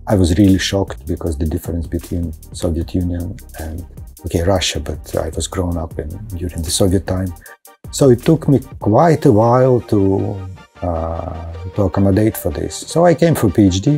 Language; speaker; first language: English; non-native, fluent; Russian